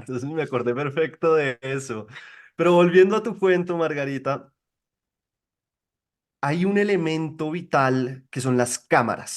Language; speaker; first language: Spanish; native; Spanish